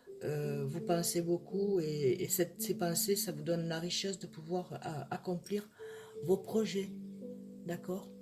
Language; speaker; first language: French; native; French